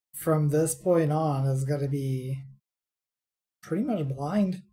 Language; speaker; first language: English; native; English